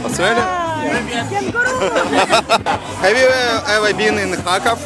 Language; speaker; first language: English; non-native, learner; Russian